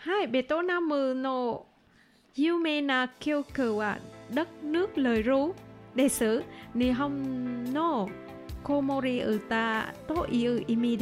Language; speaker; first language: Japanese; non-native, learner; Vietnamese